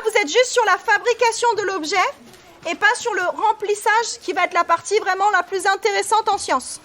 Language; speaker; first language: French; native; French